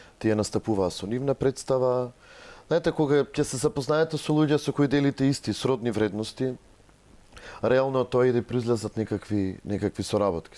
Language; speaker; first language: Macedonian; native; Macedonian